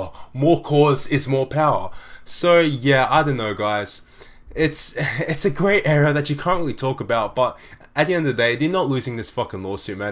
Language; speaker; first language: English; native; English